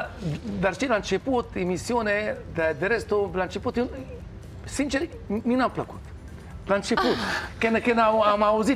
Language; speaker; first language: Romanian; non-native, learner; Hebrew